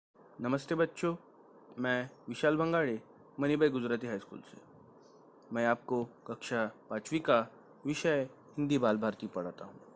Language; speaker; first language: Hindi; non-native, local second language; Marathi